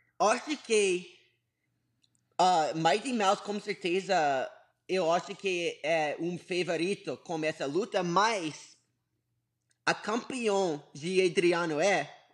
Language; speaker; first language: Portuguese; non-native, learner; English